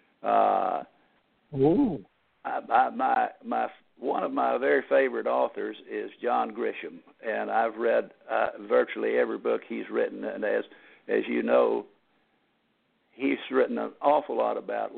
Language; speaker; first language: English; native; English